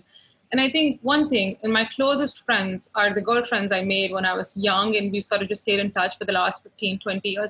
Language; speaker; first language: English; non-native, local second language; Hindi